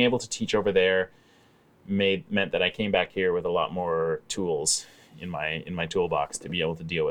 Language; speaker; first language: English; native; English